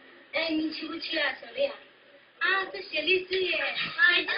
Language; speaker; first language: Chinese; native; Chinese